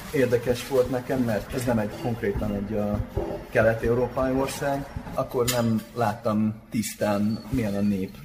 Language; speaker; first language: Hungarian; non-native, fluent; English